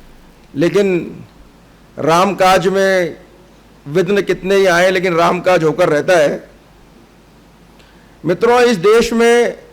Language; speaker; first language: Hindi; native; Hindi